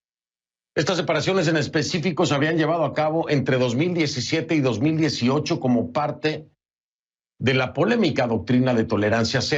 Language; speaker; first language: Spanish; native; Spanish